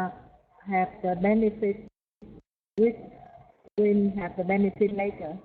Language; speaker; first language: English; non-native, learner; Vietnamese